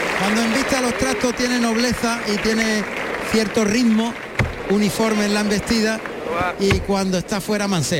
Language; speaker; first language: Spanish; native; Spanish